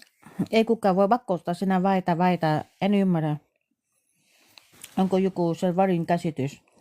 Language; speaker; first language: Finnish; non-native, learner; Vietnamese